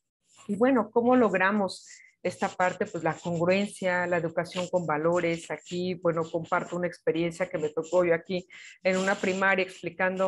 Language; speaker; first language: Spanish; native; Spanish